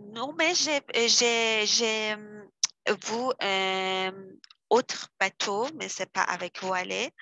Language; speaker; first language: French; non-native, learner; Persian